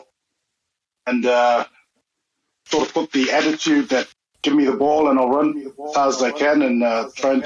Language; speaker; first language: English; native; English